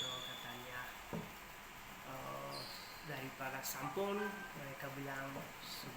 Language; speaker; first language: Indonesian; non-native, learner; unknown